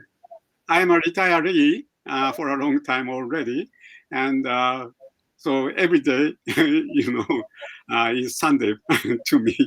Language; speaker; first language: English; non-native, fluent; Japanese